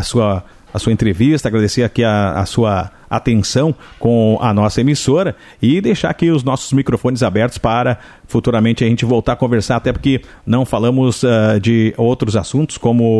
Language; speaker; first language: Portuguese; native; Portuguese